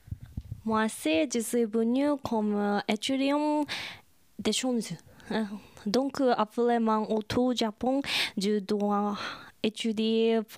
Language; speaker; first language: French; non-native, learner; Japanese